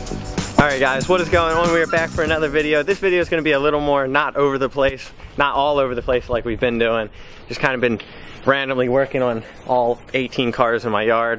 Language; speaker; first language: English; native; English